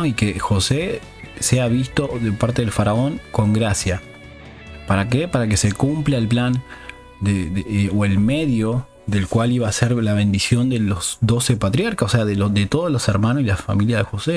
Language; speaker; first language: Spanish; native; Spanish